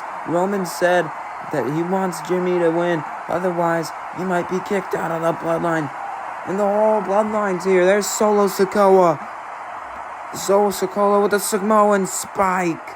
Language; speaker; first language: English; native; English